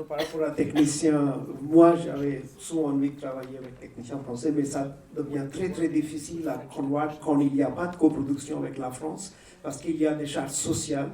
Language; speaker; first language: French; non-native, fluent; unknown